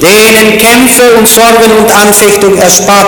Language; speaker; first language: German; native; German